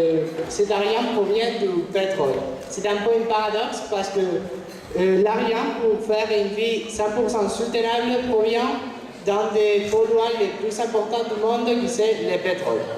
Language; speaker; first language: French; non-native, fluent; Spanish